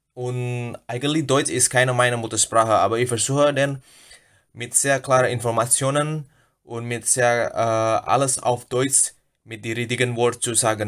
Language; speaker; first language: German; non-native, learner; Indonesian